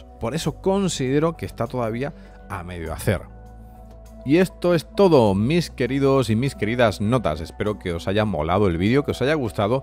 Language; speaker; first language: Spanish; native; Spanish